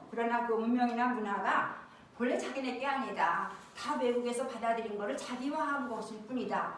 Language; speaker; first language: Korean; native; Korean